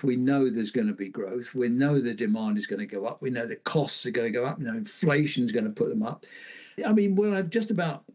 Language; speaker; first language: English; native; English